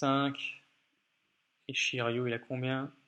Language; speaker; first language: French; native; French